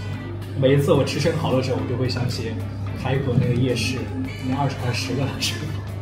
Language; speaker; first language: Chinese; native; Chinese